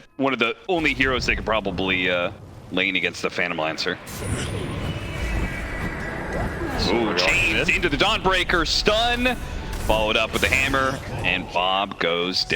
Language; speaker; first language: English; native; English